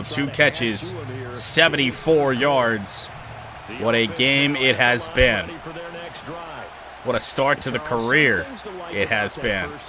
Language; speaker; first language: English; native; English